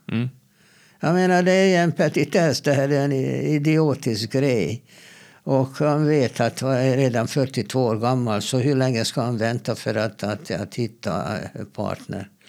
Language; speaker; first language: Swedish; non-native, fluent; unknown